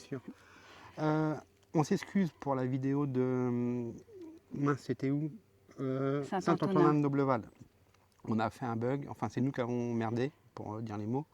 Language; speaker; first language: French; native; French